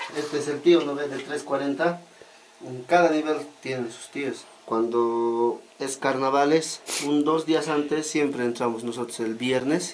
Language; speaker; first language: Spanish; native; Spanish